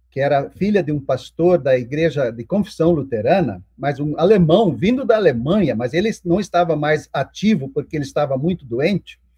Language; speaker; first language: Portuguese; non-native, local second language; German